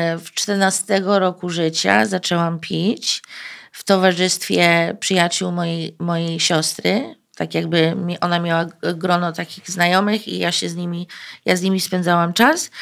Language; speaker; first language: Polish; early bilingual, heritage; Polish